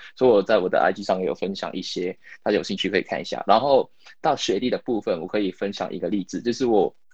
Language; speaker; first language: Chinese; non-native, local second language; Cantonese